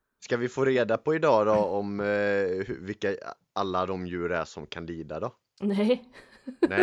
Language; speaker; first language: Swedish; native; Swedish